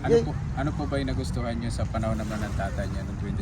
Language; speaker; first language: Filipino; native; Filipino